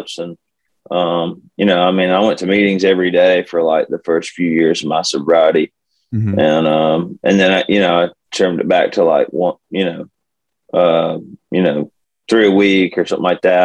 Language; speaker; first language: English; native; English